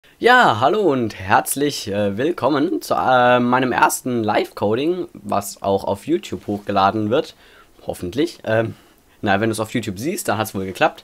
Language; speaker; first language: German; native; German